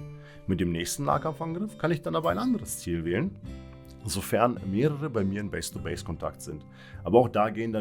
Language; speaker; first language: German; native; German